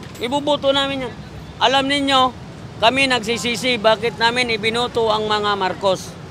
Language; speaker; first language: Filipino; native; Filipino